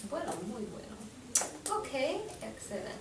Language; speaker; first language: Spanish; non-native, learner; English